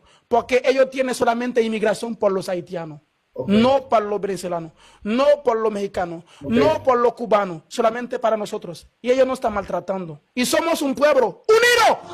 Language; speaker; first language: Spanish; non-native, fluent; Haitian Creole